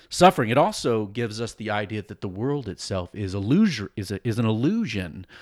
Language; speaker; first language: English; native; English